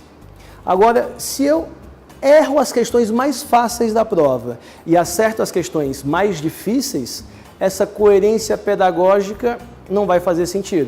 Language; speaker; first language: Portuguese; native; Portuguese